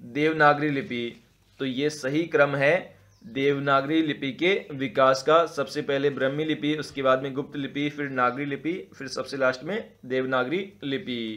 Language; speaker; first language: Hindi; native; Hindi